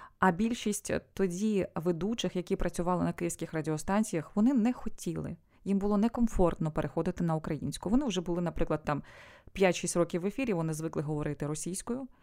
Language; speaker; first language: Ukrainian; non-native, local second language; Russian